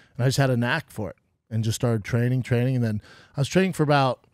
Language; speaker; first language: English; native; English